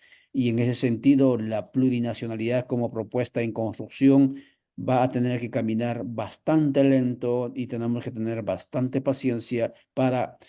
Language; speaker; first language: Spanish; native; Spanish